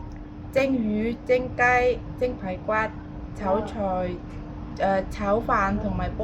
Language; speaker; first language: Cantonese; non-native, learner; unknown